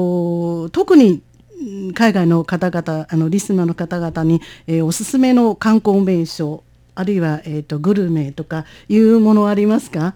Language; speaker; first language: Japanese; non-native, fluent; Chinese